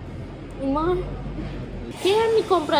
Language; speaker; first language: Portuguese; non-native, learner; Japanese